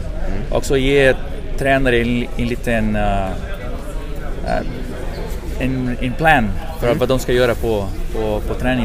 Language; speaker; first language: Swedish; non-native, fluent; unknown